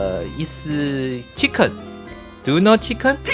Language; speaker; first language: English; non-native, learner; Chinese